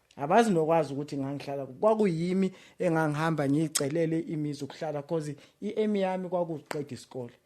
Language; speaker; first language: Zulu; native; Zulu